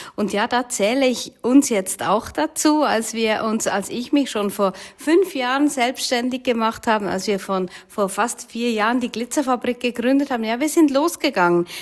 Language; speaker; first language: German; native; German